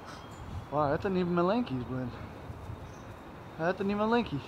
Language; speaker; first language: Russian; non-native, learner; English